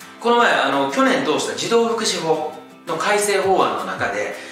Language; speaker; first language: Japanese; native; Japanese